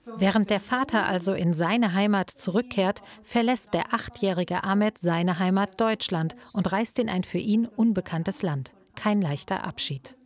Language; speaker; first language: German; native; German